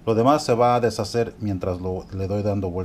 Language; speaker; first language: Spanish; early bilingual, heritage; Spanish